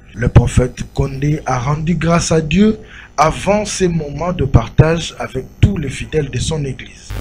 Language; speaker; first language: French; non-native, local second language; Lingala